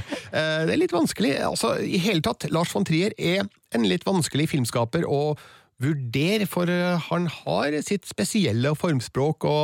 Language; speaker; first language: Norwegian; native; Norwegian